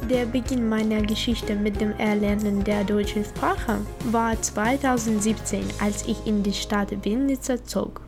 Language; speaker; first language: German; non-native, fluent; Ukrainian